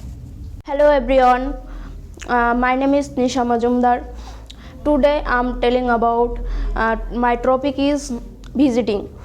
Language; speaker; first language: English; non-native, learner; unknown